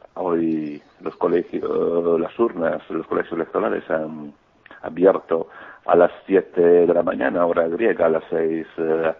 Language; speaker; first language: Spanish; non-native, fluent; Greek